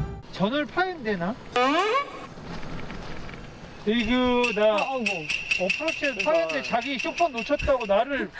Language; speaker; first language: Korean; native; Korean